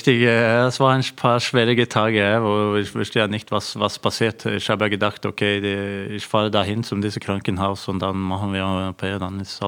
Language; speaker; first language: German; non-native, fluent; Norwegian